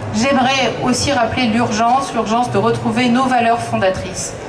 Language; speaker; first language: French; native; French